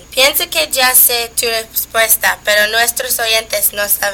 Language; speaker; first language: Spanish; non-native, learner; English